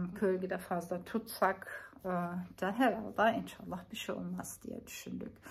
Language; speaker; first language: Turkish; non-native, fluent; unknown